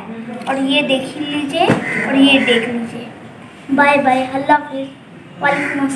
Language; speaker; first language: Hindi; native; Hindi